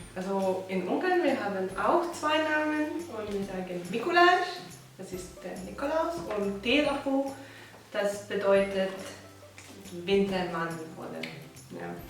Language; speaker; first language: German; non-native, fluent; Hungarian